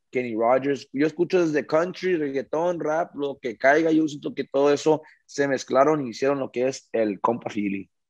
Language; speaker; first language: Spanish; early bilingual, heritage; Spanish